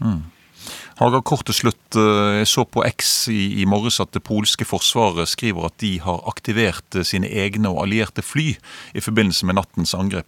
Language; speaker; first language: Norwegian; native; Norwegian